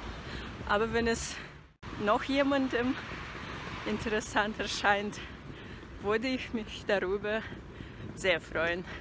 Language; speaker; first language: German; non-native, fluent; Russian